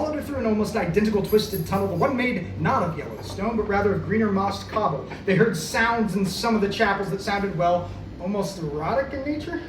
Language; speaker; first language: English; native; English